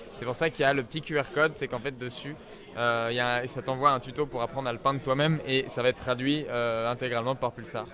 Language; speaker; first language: French; native; French